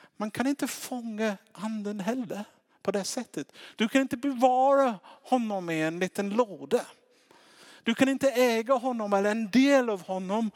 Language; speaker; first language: Swedish; non-native, fluent; English